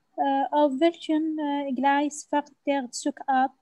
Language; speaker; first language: German; non-native, learner; Arabic